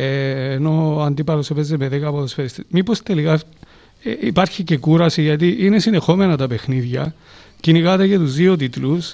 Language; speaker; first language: Greek; native; Greek